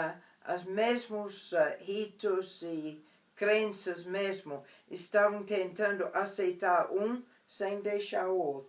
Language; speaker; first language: Portuguese; non-native, fluent; English